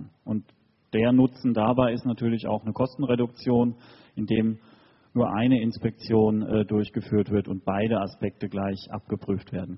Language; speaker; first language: German; native; German